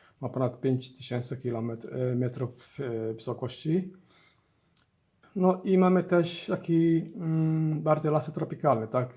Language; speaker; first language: Polish; non-native, learner; Somali